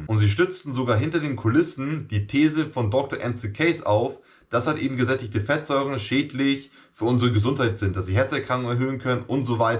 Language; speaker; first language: German; native; German